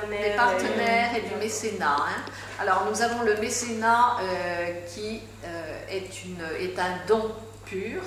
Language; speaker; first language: French; native; French